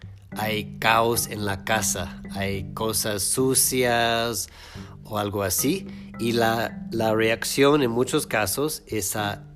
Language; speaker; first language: Spanish; non-native, fluent; English